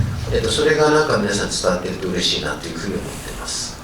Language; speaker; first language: Japanese; native; Japanese